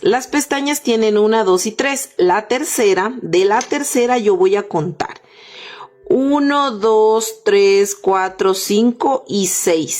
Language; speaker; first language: Spanish; native; Spanish